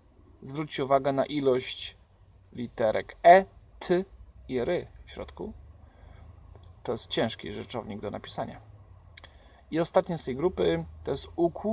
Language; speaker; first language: Polish; native; Polish